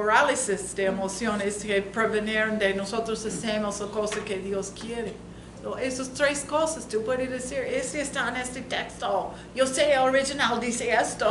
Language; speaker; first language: Spanish; non-native, learner; English